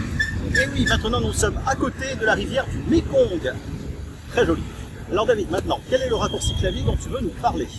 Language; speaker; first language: French; native; French